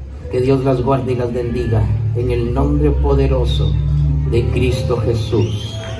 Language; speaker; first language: Spanish; native; Spanish